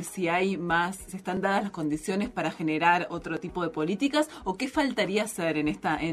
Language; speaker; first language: Spanish; native; Spanish